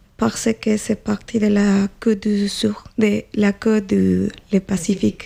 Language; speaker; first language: French; non-native, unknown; Spanish